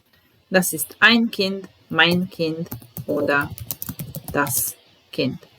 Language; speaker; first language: German; non-native, fluent; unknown